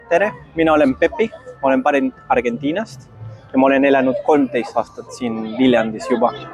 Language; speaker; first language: Estonian; non-native, fluent; Spanish